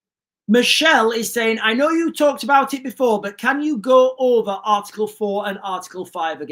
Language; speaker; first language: English; native; English